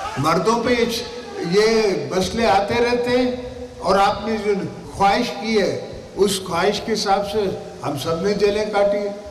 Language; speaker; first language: Urdu; non-native, local second language; Saraiki